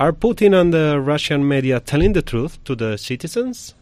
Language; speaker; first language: English; non-native, learner; Spanish